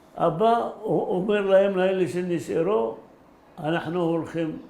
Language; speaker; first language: Hebrew; early bilingual, other home language; Arabic